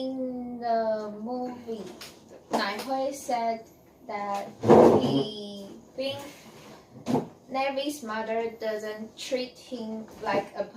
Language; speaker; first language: English; non-native, learner; Chinese